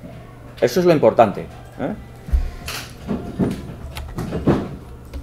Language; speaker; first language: Spanish; native; Spanish